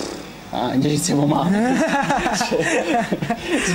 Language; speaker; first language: Italian; native; Italian